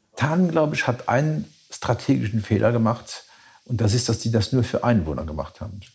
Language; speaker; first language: German; non-native, local second language; Luxembourgish